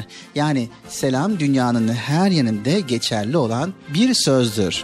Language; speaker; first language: Turkish; native; Turkish